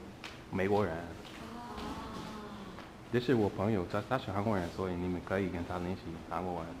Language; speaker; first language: Chinese; non-native, fluent; English